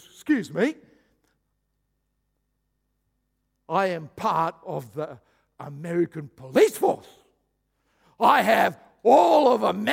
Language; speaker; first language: English; early bilingual, other home language; Croatian